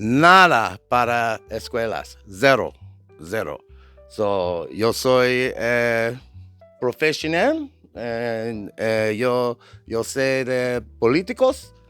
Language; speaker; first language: Spanish; non-native, learner; English